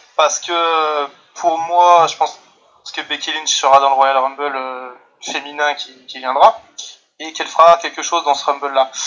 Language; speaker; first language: French; native; French